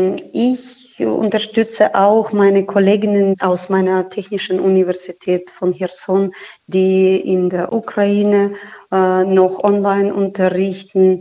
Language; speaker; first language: German; non-native, fluent; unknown